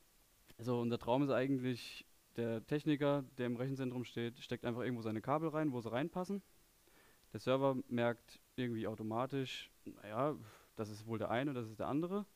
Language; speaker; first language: German; native; German